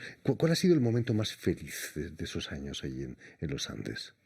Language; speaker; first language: Spanish; native; Spanish